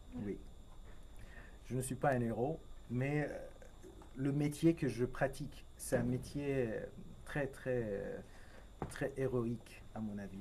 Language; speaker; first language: French; non-native, fluent; Persian